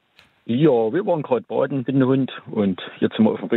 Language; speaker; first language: German; native; German